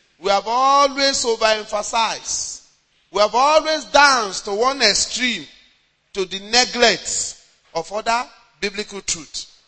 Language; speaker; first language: English; non-native, local second language; Yoruba